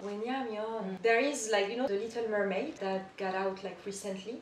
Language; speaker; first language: English; non-native, fluent; French